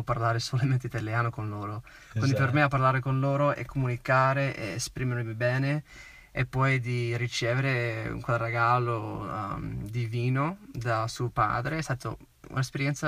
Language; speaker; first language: Italian; non-native, fluent; English